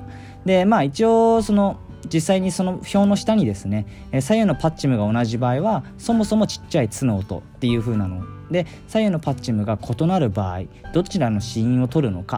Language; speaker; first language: Japanese; native; Japanese